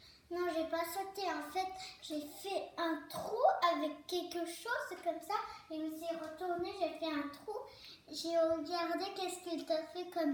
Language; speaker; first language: French; early bilingual, other home language; Turkish